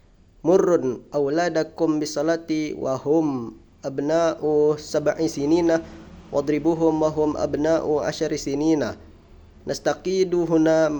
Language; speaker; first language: Arabic; non-native, learner; Indonesian